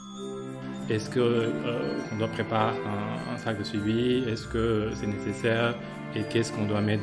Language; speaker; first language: French; non-native, fluent; Chinese